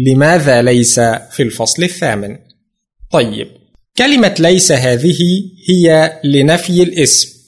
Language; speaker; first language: Arabic; non-native, fluent; Indonesian